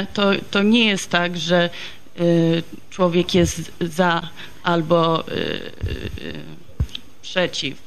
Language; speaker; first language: Polish; early bilingual, heritage; Polish